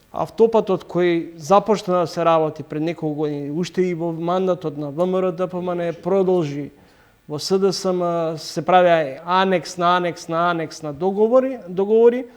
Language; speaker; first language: Macedonian; native; Macedonian